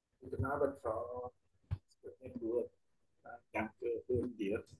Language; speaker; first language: German; non-native, learner; Indonesian